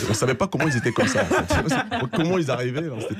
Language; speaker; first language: French; native; French